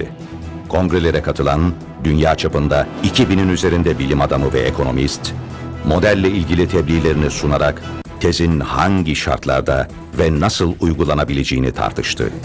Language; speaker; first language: Turkish; native; Turkish